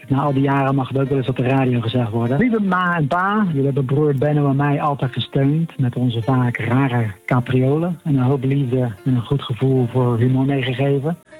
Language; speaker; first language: Dutch; native; Dutch